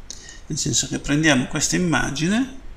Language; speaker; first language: Italian; native; Italian